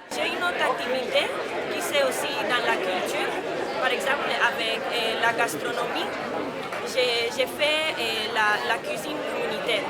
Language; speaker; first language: French; non-native, fluent; Spanish